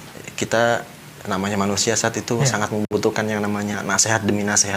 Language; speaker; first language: Indonesian; native; Indonesian